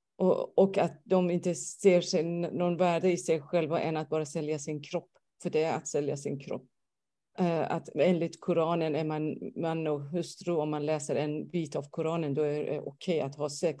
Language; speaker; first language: Swedish; non-native, fluent; Persian